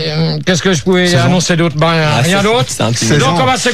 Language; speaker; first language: French; native; French